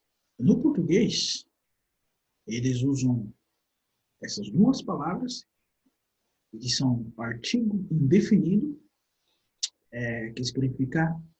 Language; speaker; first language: Portuguese; non-native, fluent; Haitian Creole